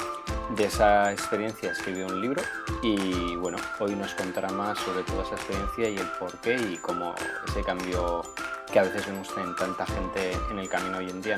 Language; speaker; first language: Spanish; native; Spanish